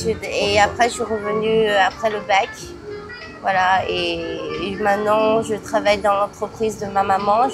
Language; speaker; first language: French; early bilingual, other home language; Cantonese